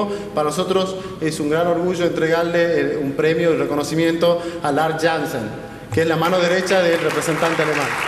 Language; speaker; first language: Spanish; native; Spanish